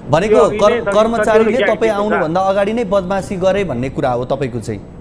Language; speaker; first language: Nepali; native; Nepali